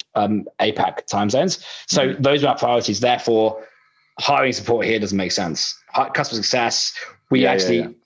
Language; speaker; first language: English; native; English